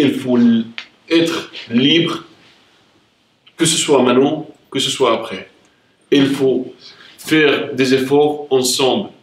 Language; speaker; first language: French; non-native, fluent; Arabic